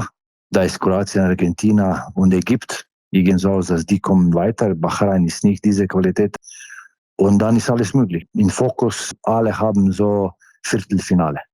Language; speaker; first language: German; non-native, fluent; Slovenian